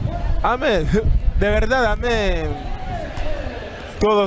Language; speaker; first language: Spanish; non-native, learner; French